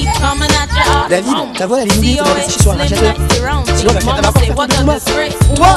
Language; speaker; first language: French; native; French